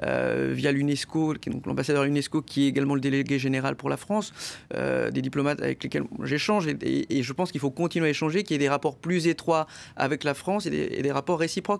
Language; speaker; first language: French; native; French